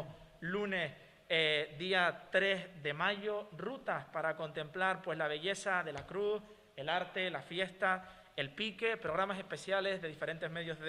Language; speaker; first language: Spanish; native; Spanish